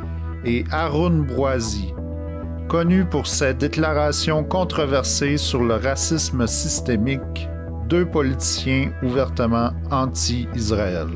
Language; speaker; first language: French; native; French